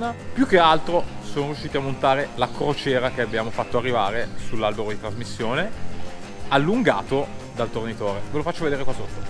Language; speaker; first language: Italian; native; Italian